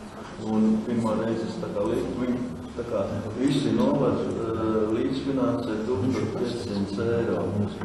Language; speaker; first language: Latvian; native; Latvian